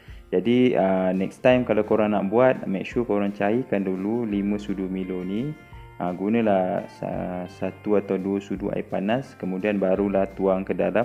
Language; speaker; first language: Malay; native; Malay